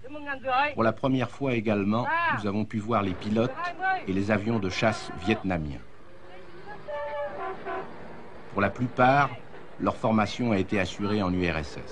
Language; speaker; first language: French; native; French